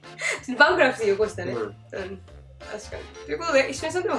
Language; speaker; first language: Japanese; native; Japanese